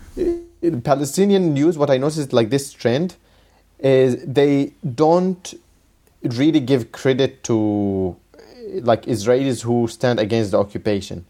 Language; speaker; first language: English; non-native, fluent; Arabic